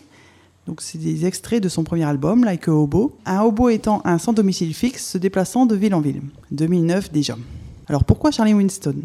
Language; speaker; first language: French; native; French